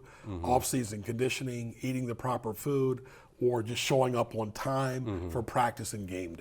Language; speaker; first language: English; native; English